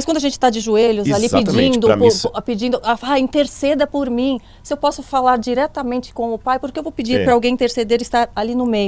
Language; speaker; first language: Portuguese; native; Portuguese